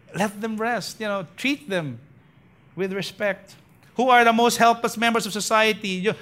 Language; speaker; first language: English; non-native, local second language; Filipino